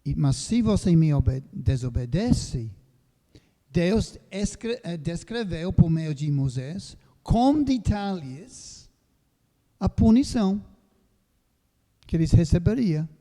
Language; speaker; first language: Portuguese; non-native, fluent; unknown